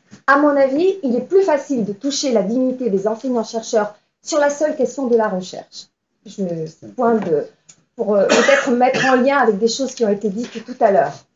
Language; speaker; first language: French; native; French